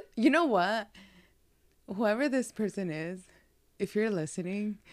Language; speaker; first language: English; early bilingual, heritage; Spanish